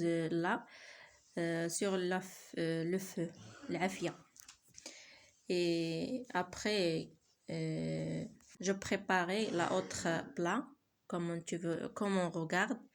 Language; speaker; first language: French; non-native, learner; Arabic